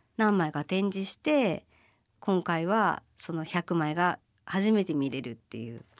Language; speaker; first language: Japanese; native; Japanese